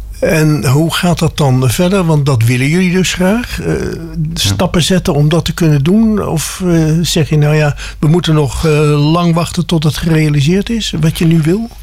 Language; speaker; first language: Dutch; native; Dutch